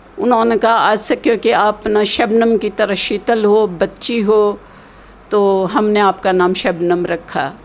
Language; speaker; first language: Hindi; native; Hindi